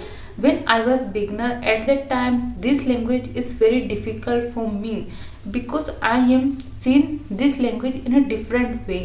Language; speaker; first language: English; non-native, learner; Hindi